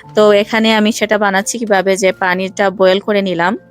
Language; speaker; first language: Bangla; non-native, local second language; Sylheti